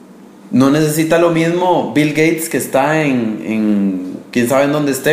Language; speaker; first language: Spanish; native; Spanish